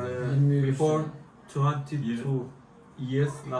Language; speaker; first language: English; non-native, learner; Turkish